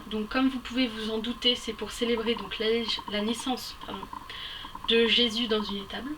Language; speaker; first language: French; native; French